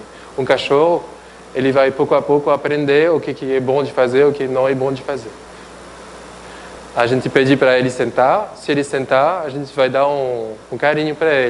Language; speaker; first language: Portuguese; non-native, fluent; French